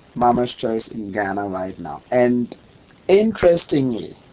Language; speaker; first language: English; non-native, local second language; Akan